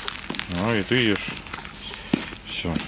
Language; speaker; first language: Russian; native; Russian